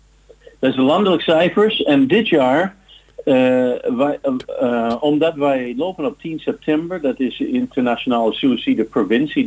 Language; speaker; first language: Dutch; non-native, fluent; English